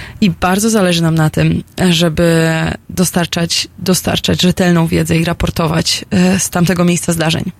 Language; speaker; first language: Polish; native; Polish